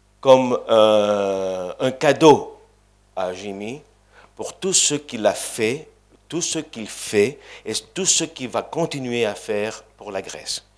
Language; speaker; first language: French; non-native, fluent; Greek